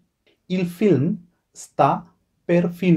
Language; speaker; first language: Italian; non-native, fluent; Sinhala